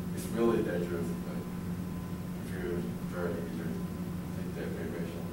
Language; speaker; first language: English; non-native, learner; Korean